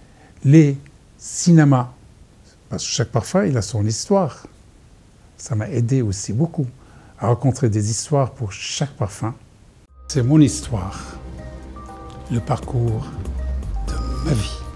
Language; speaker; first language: French; non-native, fluent; Arabic